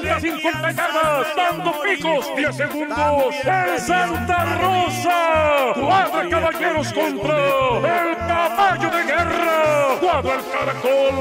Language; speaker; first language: Spanish; native; Spanish